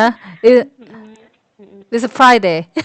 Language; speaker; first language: English; non-native, learner; Korean